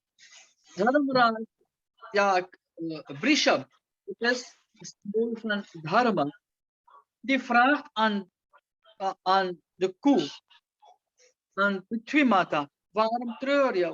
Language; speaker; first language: Dutch; non-native, local second language; Caribbean Hindustani